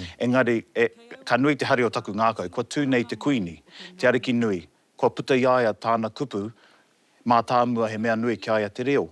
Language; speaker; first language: Māori; non-native, local second language; English